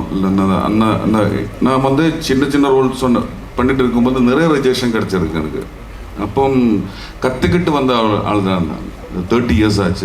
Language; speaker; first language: Tamil; non-native, learner; Malayalam